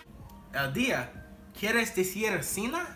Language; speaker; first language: Spanish; non-native, learner; English